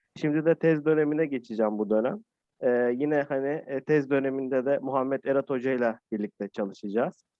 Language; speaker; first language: Turkish; native; Turkish